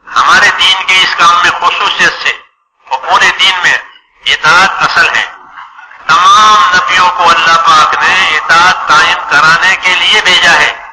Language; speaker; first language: Urdu; non-native, local second language; Gujarati